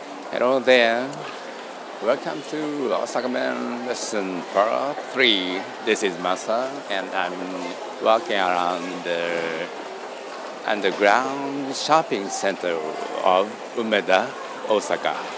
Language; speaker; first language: English; non-native, learner; Japanese